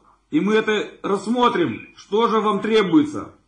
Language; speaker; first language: Russian; native; Russian